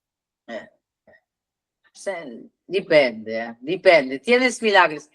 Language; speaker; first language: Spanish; non-native, learner; Italian